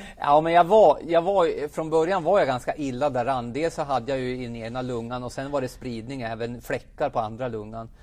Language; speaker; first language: Swedish; native; Swedish